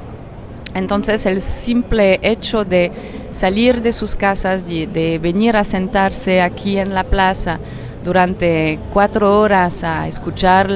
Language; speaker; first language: Spanish; non-native, fluent; French